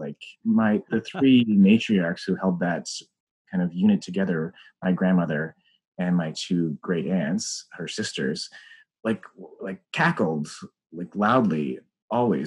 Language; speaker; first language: English; native; English